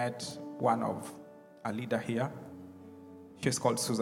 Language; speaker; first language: English; non-native, local second language; Luo (Kenya and Tanzania)